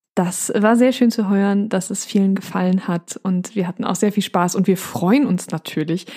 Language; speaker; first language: German; native; German